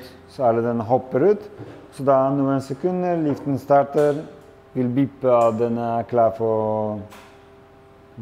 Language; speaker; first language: Norwegian; non-native, fluent; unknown